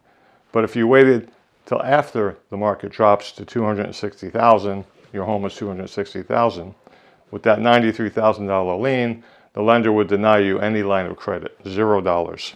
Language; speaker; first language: English; native; English